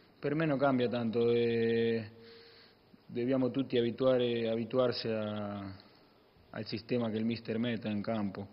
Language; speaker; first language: Italian; non-native, fluent; Spanish